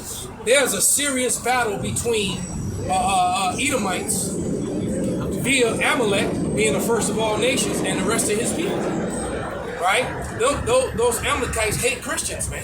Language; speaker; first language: English; native; English